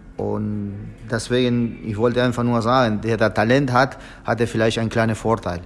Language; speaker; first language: German; non-native, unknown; Spanish